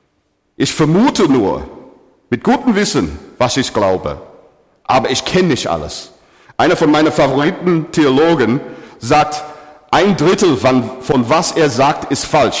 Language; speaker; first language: German; non-native, fluent; English